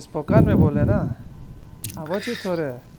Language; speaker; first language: Persian; non-native, fluent; Urdu